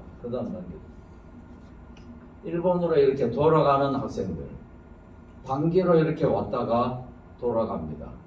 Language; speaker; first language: Korean; native; Korean